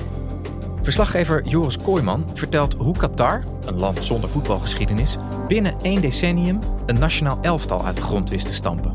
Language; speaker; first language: Dutch; native; Dutch